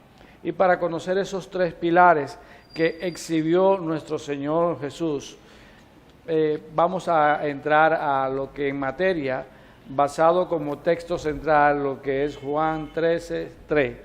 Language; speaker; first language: Spanish; native; Spanish